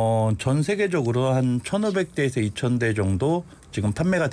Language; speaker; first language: Korean; native; Korean